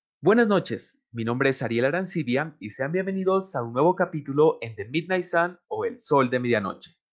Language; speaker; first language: Spanish; native; Spanish